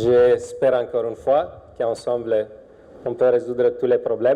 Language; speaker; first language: French; non-native, fluent; Romanian